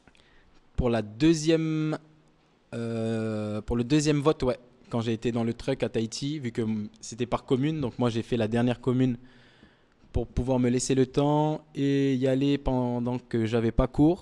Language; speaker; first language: French; native; French